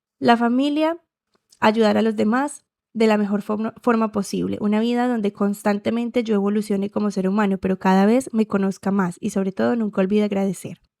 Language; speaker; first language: Spanish; native; Spanish